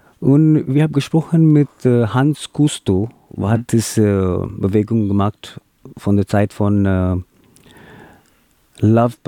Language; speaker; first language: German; non-native, learner; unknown